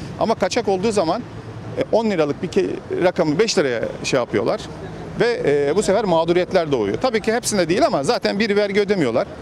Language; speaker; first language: Turkish; native; Turkish